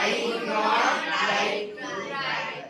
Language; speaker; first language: English; non-native, learner; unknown